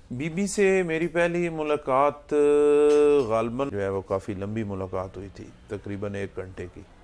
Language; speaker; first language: Urdu; non-native, local second language; Punjabi